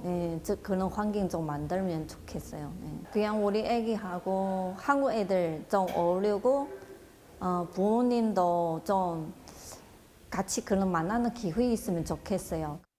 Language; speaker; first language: Korean; non-native, learner; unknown